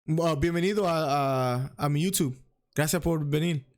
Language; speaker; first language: Spanish; early bilingual, other home language; English